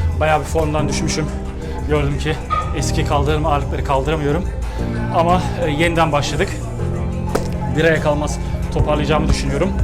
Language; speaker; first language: Turkish; native; Turkish